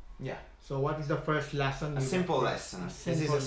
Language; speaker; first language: English; non-native, fluent; Filipino